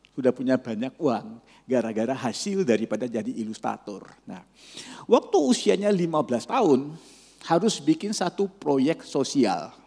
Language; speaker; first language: Indonesian; non-native, fluent; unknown